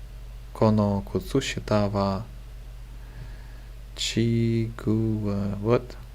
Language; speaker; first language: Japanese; non-native, learner; English